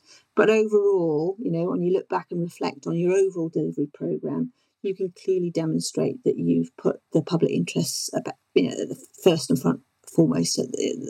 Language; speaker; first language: English; native; English